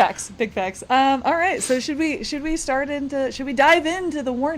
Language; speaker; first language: English; native; English